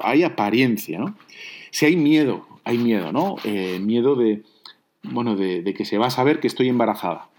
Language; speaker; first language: Spanish; native; Spanish